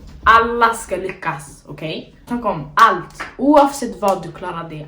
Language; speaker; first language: Swedish; early bilingual, other home language; Somali